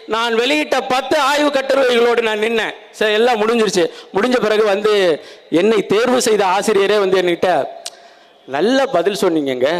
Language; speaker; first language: Tamil; native; Tamil